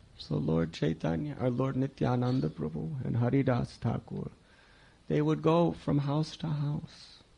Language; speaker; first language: English; native; English